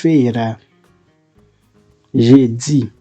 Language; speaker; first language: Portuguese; non-native, fluent; Haitian Creole